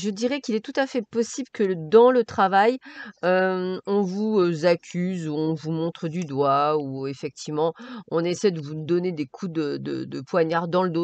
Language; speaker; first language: French; native; French